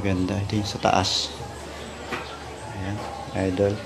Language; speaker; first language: Filipino; native; Filipino